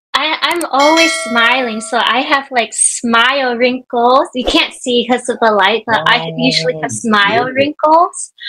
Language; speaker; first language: English; native; English